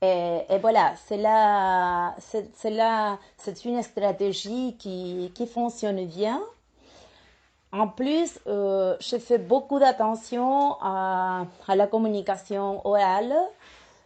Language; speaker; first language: French; non-native, fluent; Spanish